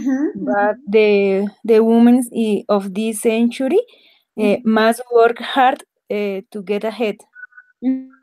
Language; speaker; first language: English; non-native, learner; Spanish